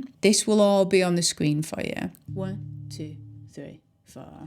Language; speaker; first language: English; native; English